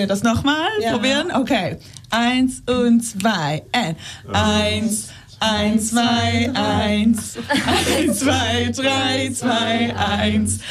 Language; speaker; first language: German; non-native, fluent; Hebrew